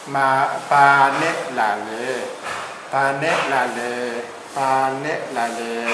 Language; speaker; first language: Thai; non-native, fluent; Burmese